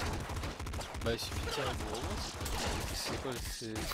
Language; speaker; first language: French; native; French